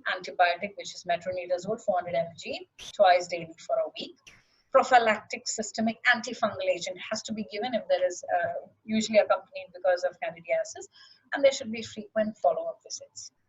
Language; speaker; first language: English; non-native, local second language; Malayalam